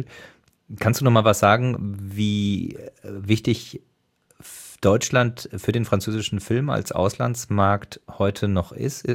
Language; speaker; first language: German; native; German